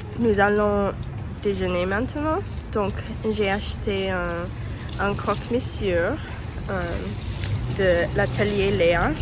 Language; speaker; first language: French; non-native, learner; English